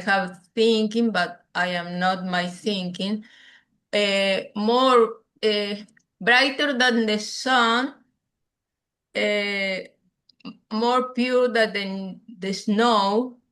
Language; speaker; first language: English; non-native, learner; Spanish